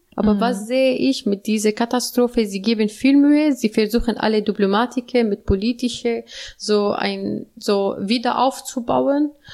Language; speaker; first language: German; non-native, learner; Arabic